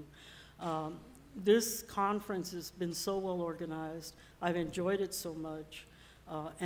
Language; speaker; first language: English; native; English